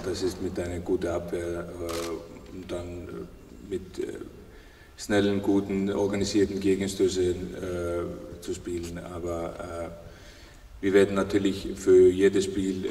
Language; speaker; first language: German; non-native, fluent; Icelandic